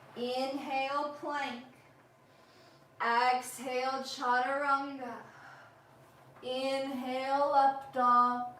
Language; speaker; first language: English; native; English